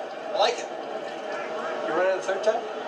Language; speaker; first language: English; native; English